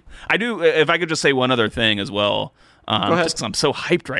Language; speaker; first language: English; native; English